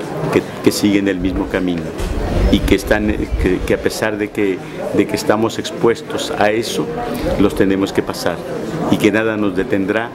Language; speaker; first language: Spanish; native; Spanish